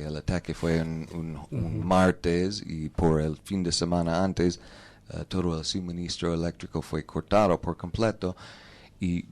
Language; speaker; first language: Spanish; non-native, learner; English